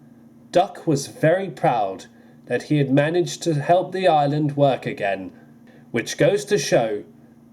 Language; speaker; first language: English; native; English